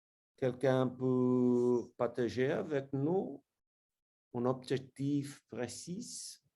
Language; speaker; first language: French; non-native, learner; English